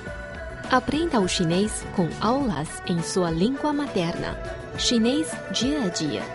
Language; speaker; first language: Portuguese; non-native, fluent; Chinese